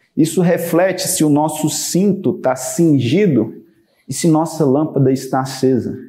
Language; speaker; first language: Portuguese; native; Portuguese